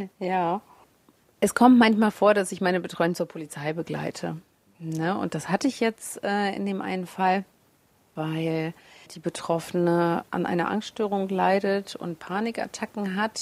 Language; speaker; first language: German; early bilingual, other home language; Russian